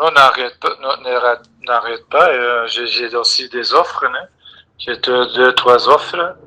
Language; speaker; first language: French; non-native, local second language; Dutch